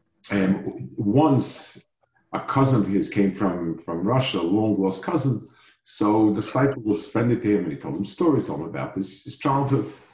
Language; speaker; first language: English; native; English